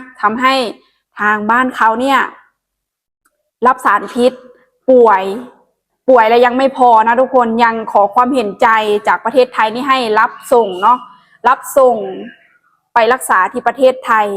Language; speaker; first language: Thai; non-native, local second language; Northeastern Thai